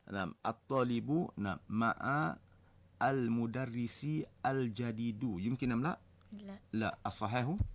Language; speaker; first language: Arabic; non-native, fluent; Malay